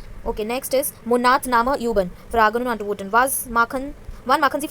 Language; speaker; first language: German; non-native, fluent; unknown